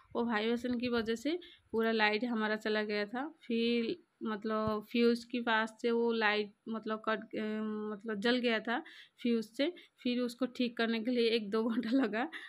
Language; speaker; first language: Hindi; non-native, local second language; Odia